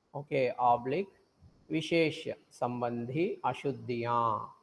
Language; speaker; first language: Hindi; non-native, local second language; Telugu